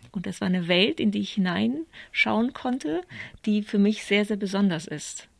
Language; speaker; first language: German; early bilingual, other home language; Polish